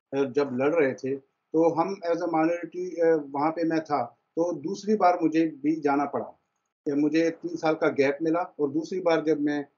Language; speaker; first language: Hindi; early bilingual, heritage; Persian